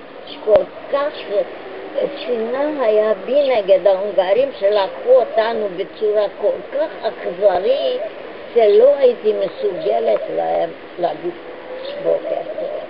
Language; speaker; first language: Hebrew; non-native, fluent; Hungarian